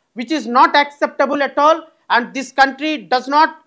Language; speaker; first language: English; non-native, local second language; Telugu